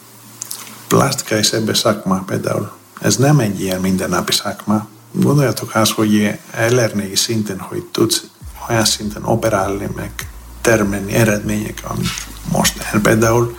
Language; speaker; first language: Hungarian; non-native, fluent; Greek